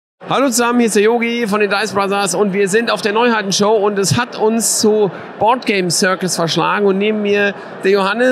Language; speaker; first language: German; native; German